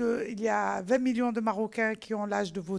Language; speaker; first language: French; non-native, local second language; Arabic